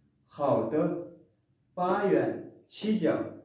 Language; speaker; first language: Chinese; non-native, fluent; Kazakh